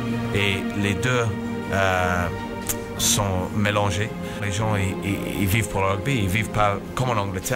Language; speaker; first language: French; non-native, fluent; English